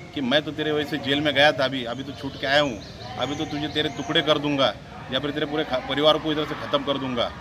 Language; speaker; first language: Hindi; non-native, local second language; Marathi